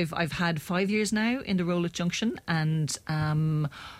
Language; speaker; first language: English; native; English